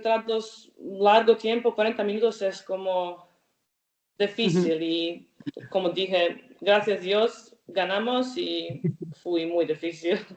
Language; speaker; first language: Spanish; non-native, learner; Croatian